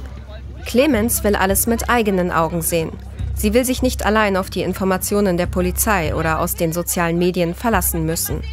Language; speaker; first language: German; native; German